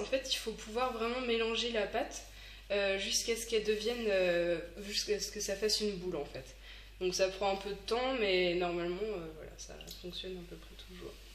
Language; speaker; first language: French; native; French